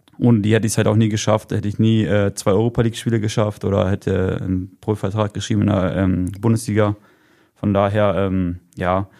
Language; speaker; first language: German; native; German